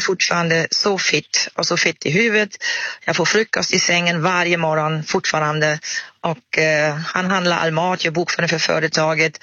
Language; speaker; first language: Swedish; non-native, fluent; German